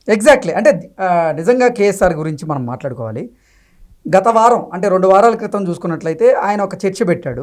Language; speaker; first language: Telugu; native; Telugu